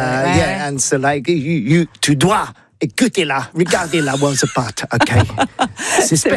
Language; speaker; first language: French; non-native, learner; English